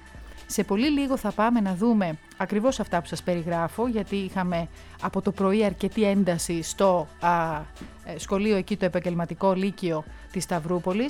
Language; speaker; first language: Greek; native; Greek